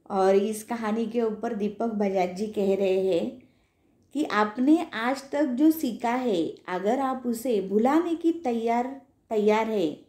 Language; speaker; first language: Hindi; non-native, local second language; Marathi